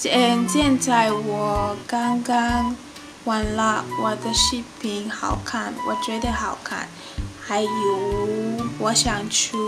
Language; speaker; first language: Chinese; non-native, learner; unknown